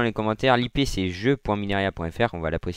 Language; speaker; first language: French; native; French